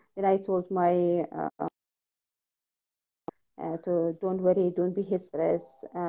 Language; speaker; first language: English; non-native, learner; Persian